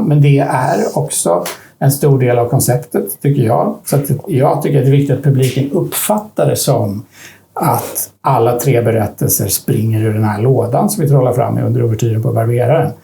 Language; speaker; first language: Swedish; native; Swedish